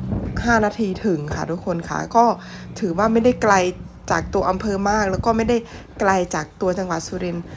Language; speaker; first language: Thai; non-native, local second language; Northern Khmer